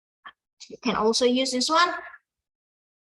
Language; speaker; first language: English; non-native, fluent; Indonesian